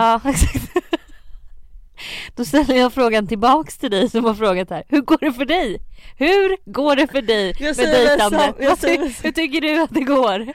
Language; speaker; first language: Swedish; native; Swedish